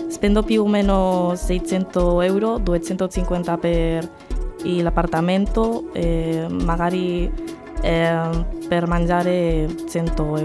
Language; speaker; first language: Italian; non-native, learner; Spanish